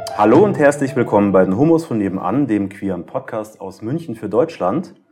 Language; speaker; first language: German; native; German